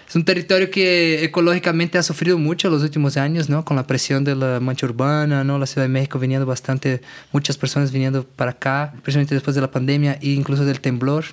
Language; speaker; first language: Spanish; non-native, fluent; Portuguese